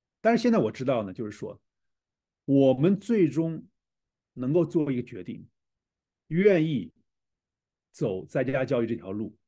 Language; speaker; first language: Chinese; native; Chinese